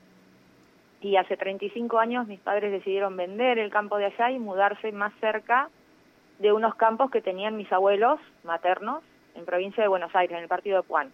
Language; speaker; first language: Spanish; native; Spanish